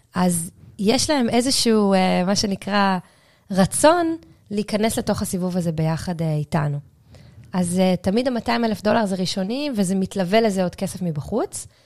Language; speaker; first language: Hebrew; native; Hebrew